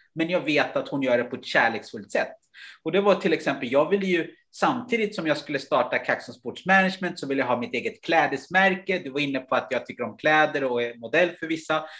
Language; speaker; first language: Swedish; non-native, fluent; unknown